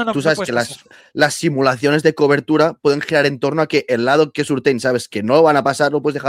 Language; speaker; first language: Spanish; native; Spanish